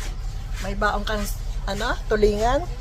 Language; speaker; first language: Filipino; native; Filipino